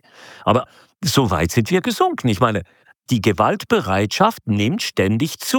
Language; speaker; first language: German; native; German